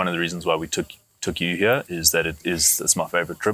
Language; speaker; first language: English; native; English